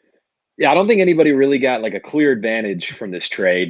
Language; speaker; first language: English; native; English